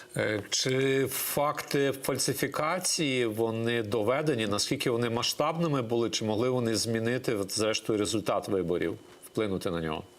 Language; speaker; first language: Ukrainian; native; Ukrainian